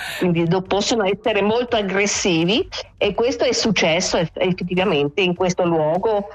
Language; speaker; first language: Italian; non-native, local second language; French